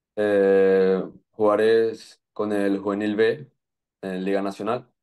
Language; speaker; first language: Spanish; native; Spanish